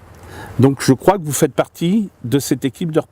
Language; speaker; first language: French; native; French